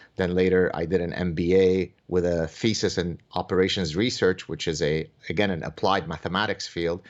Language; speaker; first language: English; early bilingual, other home language; Arabic